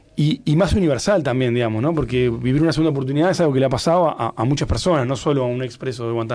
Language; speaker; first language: Spanish; native; Spanish